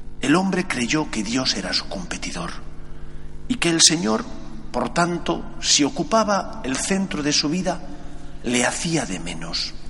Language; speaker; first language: Spanish; native; Spanish